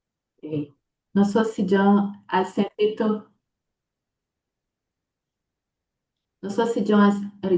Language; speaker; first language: Italian; non-native, fluent; Portuguese